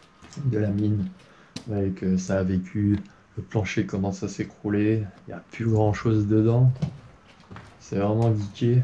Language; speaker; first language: French; native; French